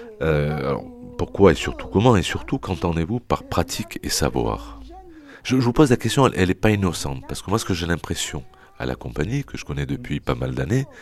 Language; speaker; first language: French; native; French